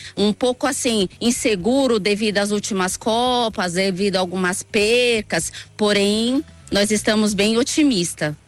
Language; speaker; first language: Portuguese; native; Portuguese